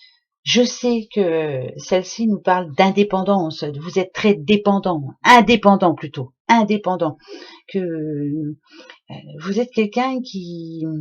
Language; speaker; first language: French; native; French